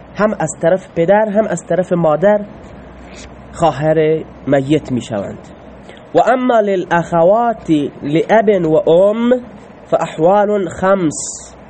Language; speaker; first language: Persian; non-native, local second language; Baluchi